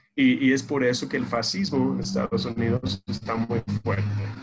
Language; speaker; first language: Spanish; non-native, fluent; English